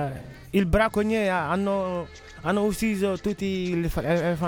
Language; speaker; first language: Italian; non-native, learner; Wolof